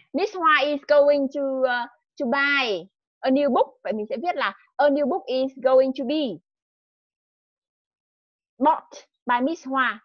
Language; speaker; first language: English; non-native, fluent; Vietnamese